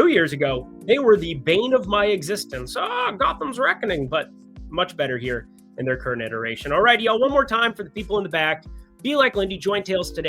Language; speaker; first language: English; native; English